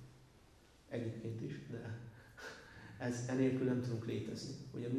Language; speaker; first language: Hungarian; native; Hungarian